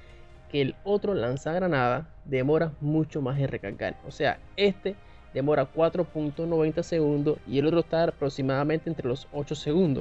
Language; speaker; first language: Spanish; native; Spanish